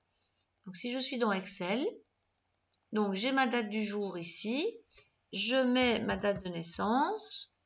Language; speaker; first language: French; native; French